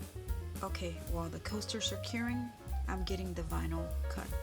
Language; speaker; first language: English; native; English